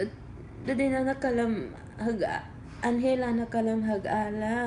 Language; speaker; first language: Arabic; non-native, learner; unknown